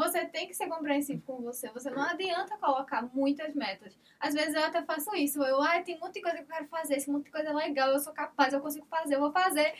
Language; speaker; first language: Portuguese; native; Portuguese